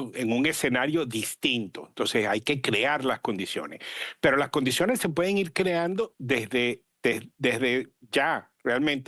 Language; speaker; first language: Spanish; native; Spanish